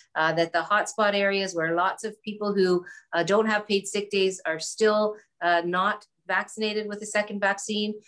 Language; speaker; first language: English; native; English